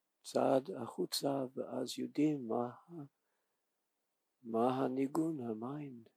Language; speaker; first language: Hebrew; non-native, fluent; English